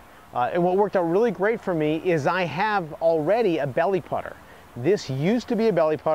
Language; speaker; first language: English; native; English